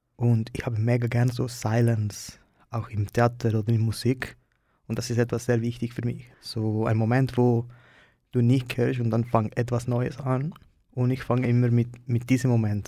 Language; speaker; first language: German; non-native, fluent; Spanish